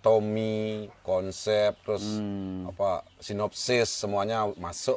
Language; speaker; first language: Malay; non-native, local second language; Balinese